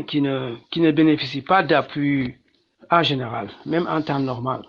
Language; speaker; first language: French; non-native, local second language; Wolof